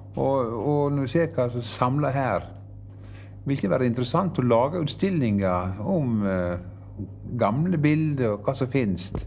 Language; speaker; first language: Norwegian; native; Norwegian